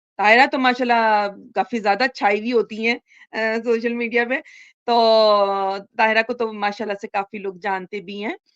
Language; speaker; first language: Urdu; native; Urdu